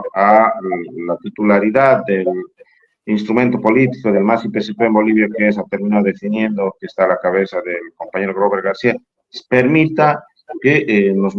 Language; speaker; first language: Spanish; native; Spanish